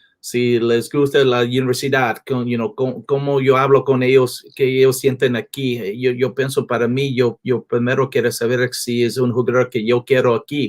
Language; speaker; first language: Spanish; non-native, learner; English